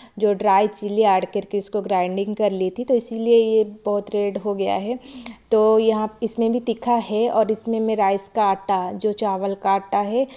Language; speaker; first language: Hindi; non-native, local second language; Odia